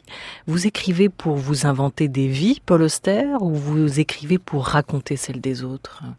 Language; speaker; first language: French; native; French